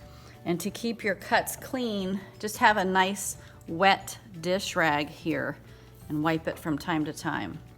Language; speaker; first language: English; native; English